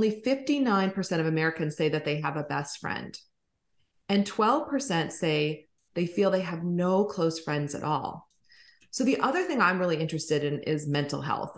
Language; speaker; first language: English; native; English